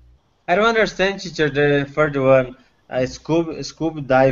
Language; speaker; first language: English; non-native, learner; Portuguese